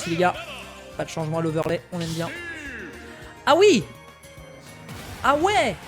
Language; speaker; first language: French; native; French